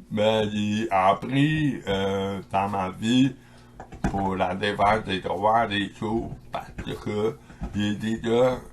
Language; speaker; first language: French; non-native, local second language; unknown